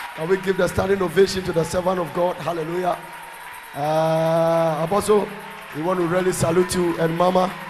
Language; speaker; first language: English; non-native, local second language; Akan